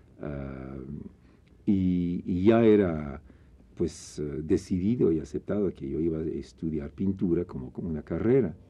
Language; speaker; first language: Spanish; non-native, fluent; English